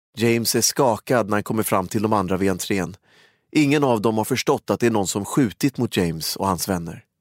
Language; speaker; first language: Swedish; native; Swedish